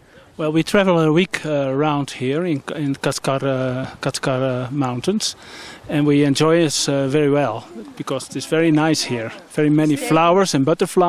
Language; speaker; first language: English; non-native, learner; Dutch